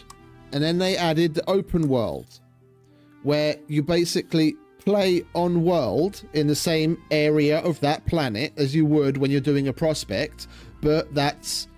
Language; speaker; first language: English; native; English